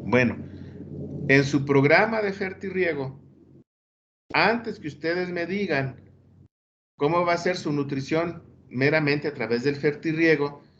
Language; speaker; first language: Spanish; native; Spanish